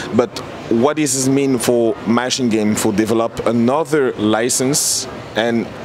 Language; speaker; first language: English; non-native, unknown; French